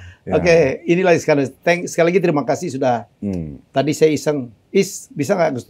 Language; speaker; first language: Indonesian; native; Indonesian